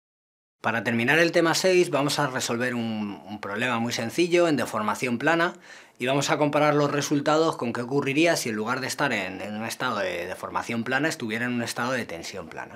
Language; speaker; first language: Spanish; native; Spanish